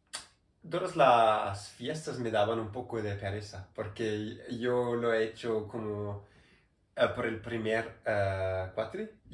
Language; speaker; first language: Spanish; non-native, learner; German